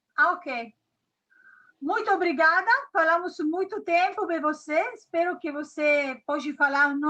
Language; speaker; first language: Portuguese; non-native, learner; Italian